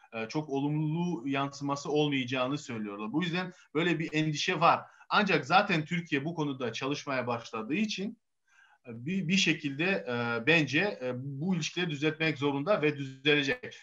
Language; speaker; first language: Turkish; non-native, fluent; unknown